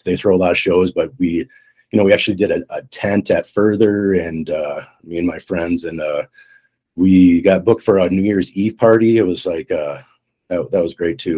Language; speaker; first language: English; native; English